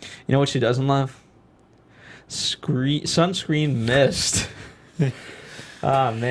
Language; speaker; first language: English; native; English